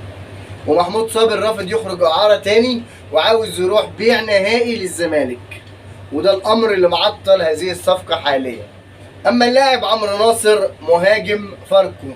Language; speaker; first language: Arabic; native; Arabic